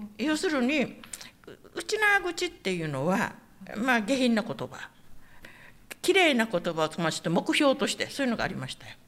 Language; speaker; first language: Japanese; non-native, local second language; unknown